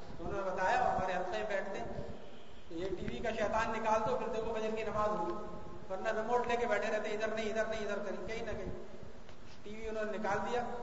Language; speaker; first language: Urdu; native; Urdu